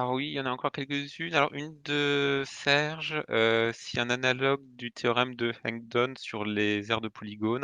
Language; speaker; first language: French; native; French